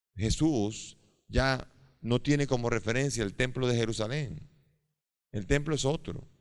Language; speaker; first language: Spanish; native; Spanish